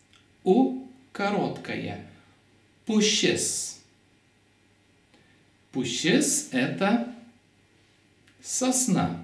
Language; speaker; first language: Russian; non-native, fluent; Lithuanian